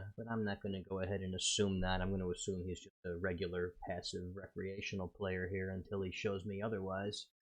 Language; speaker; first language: English; native; English